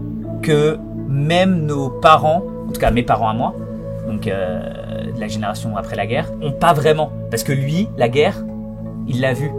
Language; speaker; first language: French; native; French